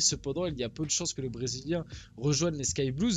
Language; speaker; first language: French; early bilingual, other home language; Portuguese